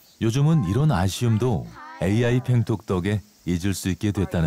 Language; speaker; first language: Korean; native; Korean